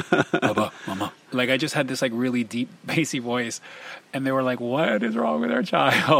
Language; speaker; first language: English; early bilingual, other home language; Spanish